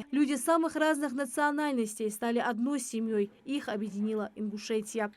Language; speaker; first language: Russian; native; Russian